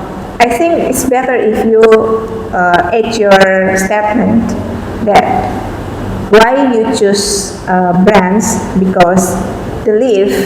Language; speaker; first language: English; non-native, fluent; Indonesian